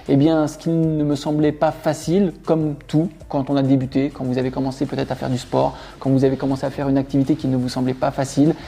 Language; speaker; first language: French; native; French